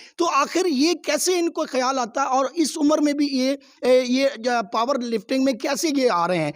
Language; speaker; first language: Urdu; non-native, local second language; Punjabi